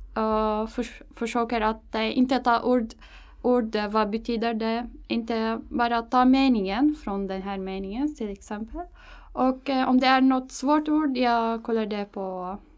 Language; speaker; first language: Swedish; non-native, fluent; Arabic